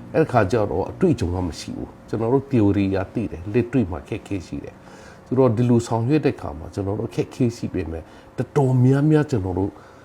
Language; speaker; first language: Burmese; non-native, local second language; Hakha Chin